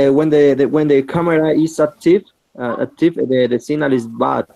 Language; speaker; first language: English; non-native, learner; Spanish